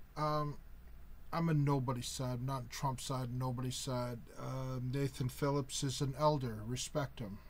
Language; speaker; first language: English; native; English